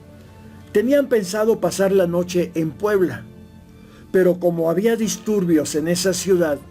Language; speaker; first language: Spanish; native; Spanish